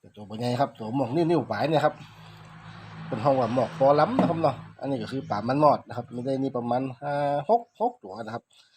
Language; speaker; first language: Thai; native; Thai